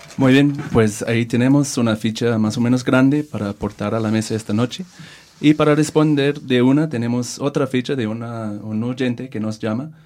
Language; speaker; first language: Spanish; non-native, fluent; English